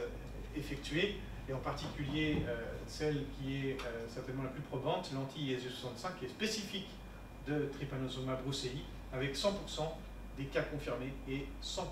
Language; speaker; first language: French; native; French